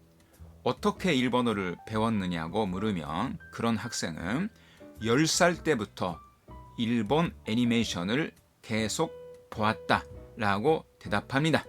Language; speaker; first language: Korean; non-native, fluent; Japanese